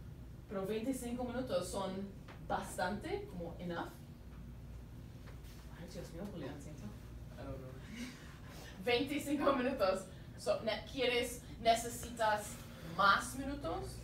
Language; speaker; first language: Spanish; non-native, fluent; English